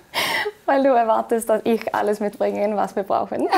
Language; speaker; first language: German; non-native, fluent; Icelandic